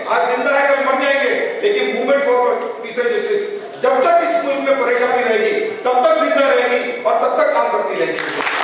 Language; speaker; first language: Hindi; non-native, local second language; Urdu